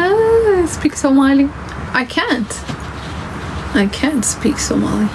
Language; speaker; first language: English; non-native, fluent; Amharic